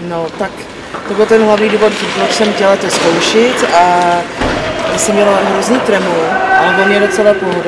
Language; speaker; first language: Czech; non-native, learner; English